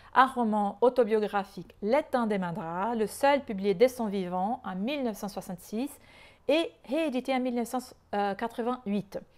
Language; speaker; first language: French; non-native, fluent; Portuguese